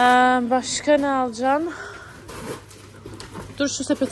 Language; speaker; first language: Turkish; native; Turkish